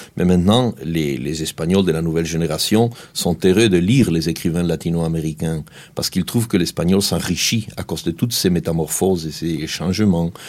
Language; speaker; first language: French; non-native, fluent; Spanish